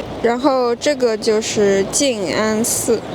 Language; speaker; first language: Chinese; non-native, fluent; French